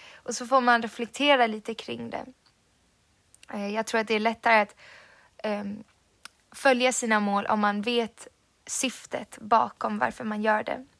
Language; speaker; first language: Swedish; native; Swedish